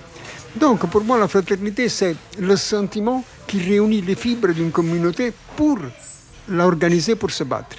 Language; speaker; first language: French; non-native, fluent; Italian